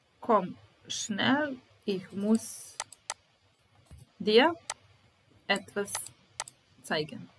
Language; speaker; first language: German; non-native, fluent; Serbian